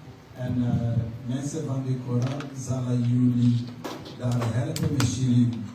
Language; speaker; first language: Dutch; non-native, learner; French